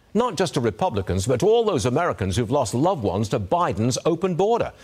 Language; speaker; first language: English; native; English